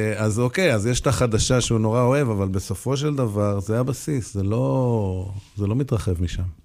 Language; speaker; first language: Hebrew; early bilingual, other home language; English